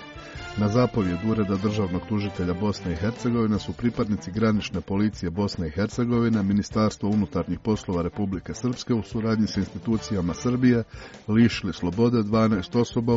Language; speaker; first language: Croatian; native; Croatian